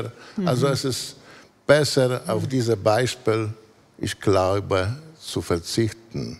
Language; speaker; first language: German; non-native, fluent; Polish